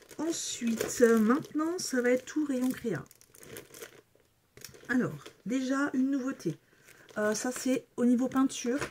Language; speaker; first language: French; native; French